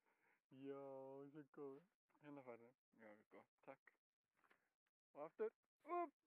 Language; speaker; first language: Icelandic; non-native, learner; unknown